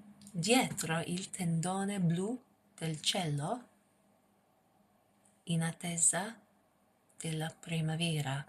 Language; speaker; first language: Italian; non-native, fluent; English